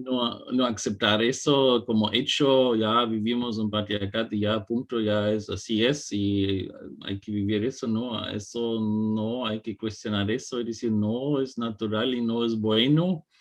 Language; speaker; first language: Spanish; non-native, fluent; German